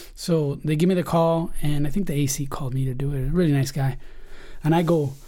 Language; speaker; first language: English; early bilingual, other home language; Spanish